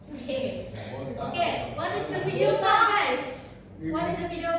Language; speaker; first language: English; non-native, learner; Indonesian